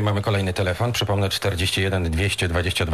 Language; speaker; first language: Polish; native; Polish